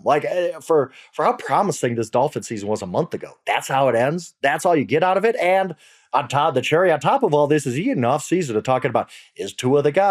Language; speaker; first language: English; native; English